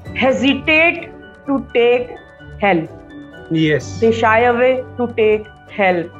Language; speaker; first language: English; non-native, local second language; Marathi